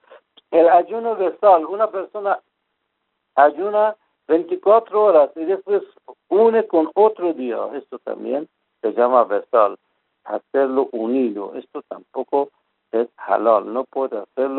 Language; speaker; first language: Spanish; non-native, fluent; Persian